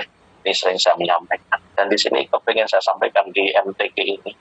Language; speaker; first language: Indonesian; native; Indonesian